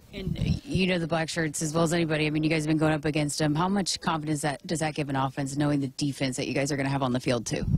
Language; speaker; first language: English; native; English